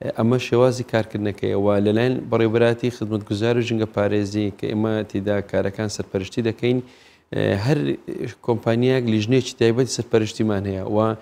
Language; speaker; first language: Central Kurdish; native; Central Kurdish